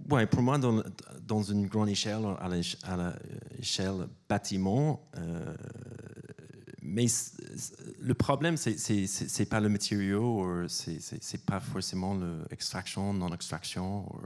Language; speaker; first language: French; non-native, fluent; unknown